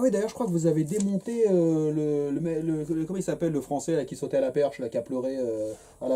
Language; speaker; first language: French; native; French